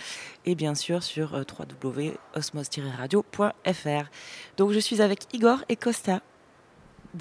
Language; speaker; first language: French; native; French